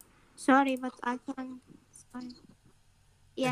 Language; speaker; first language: English; non-native, learner; Arabic